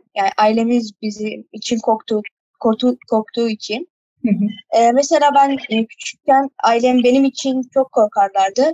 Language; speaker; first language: Turkish; early bilingual, other home language; Arabic